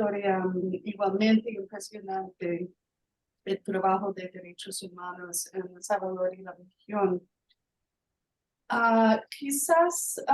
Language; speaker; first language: Spanish; non-native, fluent; English